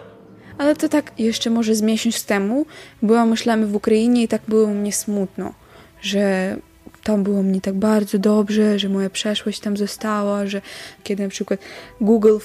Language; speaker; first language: Polish; non-native, learner; Ukrainian